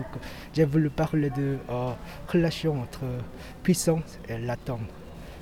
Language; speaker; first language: French; non-native, learner; Korean